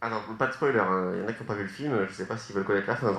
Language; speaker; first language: French; native; French